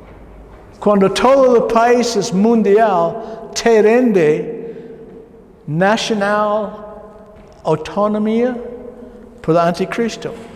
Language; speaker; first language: Spanish; non-native, learner; English